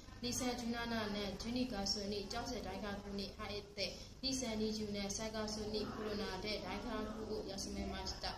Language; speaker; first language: Japanese; non-native, learner; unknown